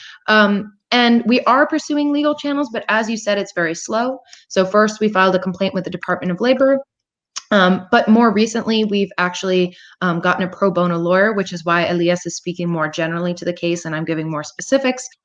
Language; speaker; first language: English; native; English